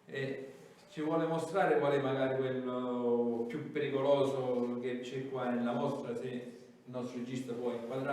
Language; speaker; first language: Italian; native; Italian